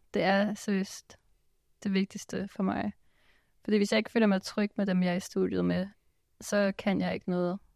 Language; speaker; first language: Danish; native; Danish